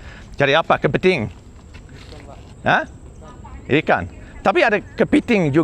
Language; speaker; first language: Indonesian; non-native, learner; English